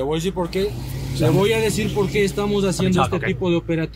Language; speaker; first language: Spanish; native; Spanish